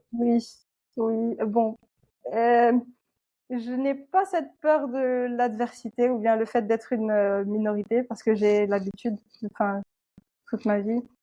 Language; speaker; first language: French; non-native, local second language; Wolof